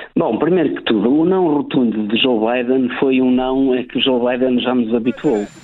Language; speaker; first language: Portuguese; native; Portuguese